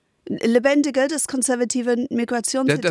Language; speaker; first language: German; non-native, fluent; English